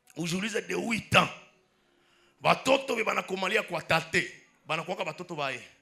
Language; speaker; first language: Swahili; native; Swahili